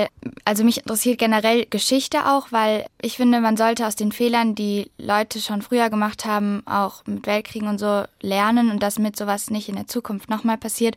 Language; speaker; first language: German; native; German